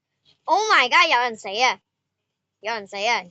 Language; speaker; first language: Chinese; native; Chinese